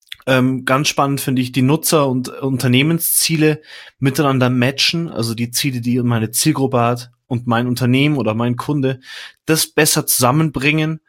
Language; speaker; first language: German; native; German